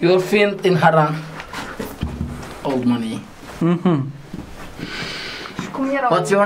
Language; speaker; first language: English; non-native, learner; Arabic